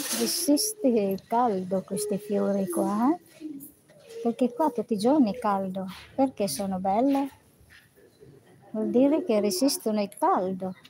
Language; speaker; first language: Italian; non-native, learner; Filipino